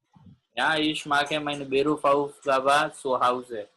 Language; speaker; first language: German; non-native, learner; Gujarati